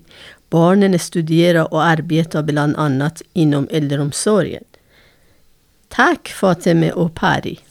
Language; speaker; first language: Swedish; non-native, fluent; Persian